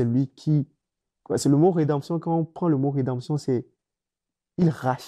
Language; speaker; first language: French; native; French